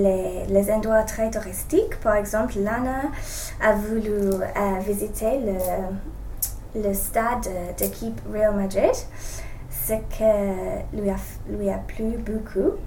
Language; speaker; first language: French; non-native, learner; English